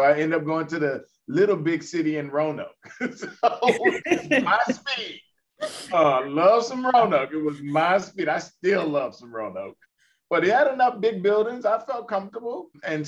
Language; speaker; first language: English; native; English